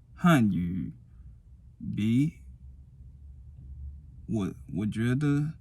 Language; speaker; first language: Chinese; non-native, learner; English